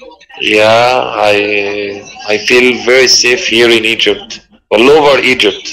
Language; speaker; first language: English; non-native, learner; Arabic